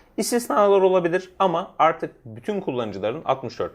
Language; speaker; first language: Turkish; native; Turkish